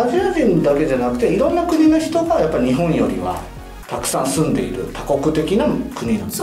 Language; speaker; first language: Japanese; native; Japanese